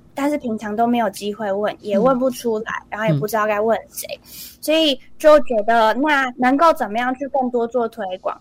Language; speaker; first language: Chinese; native; Chinese